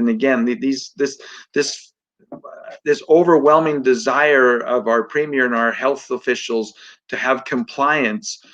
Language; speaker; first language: English; native; English